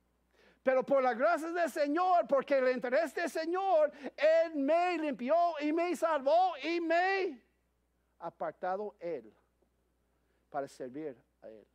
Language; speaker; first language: Spanish; non-native, fluent; English